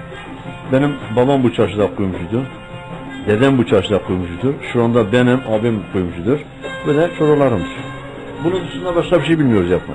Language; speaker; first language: Turkish; native; Turkish